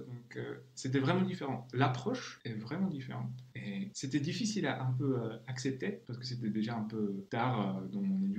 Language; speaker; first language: French; non-native, fluent; Czech